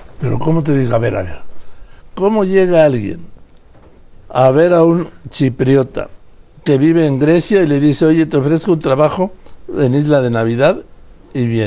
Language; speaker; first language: Spanish; native; Spanish